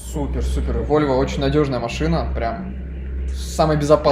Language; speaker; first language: Russian; native; Russian